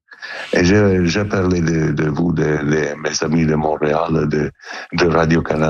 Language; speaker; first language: French; non-native, learner; Italian